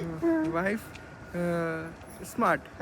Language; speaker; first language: Kannada; non-native, learner; Hindi